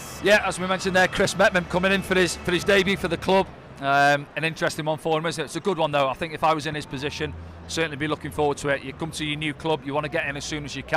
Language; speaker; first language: English; native; English